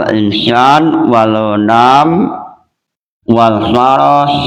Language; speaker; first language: Arabic; non-native, fluent; Indonesian